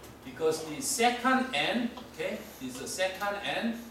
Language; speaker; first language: English; non-native, fluent; Korean